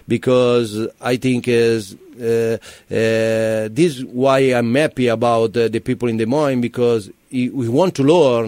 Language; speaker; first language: English; non-native, learner; Italian